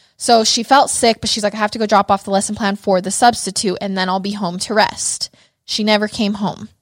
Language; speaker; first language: English; native; English